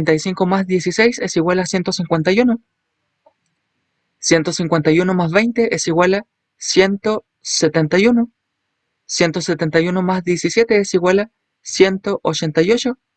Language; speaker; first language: Spanish; native; Spanish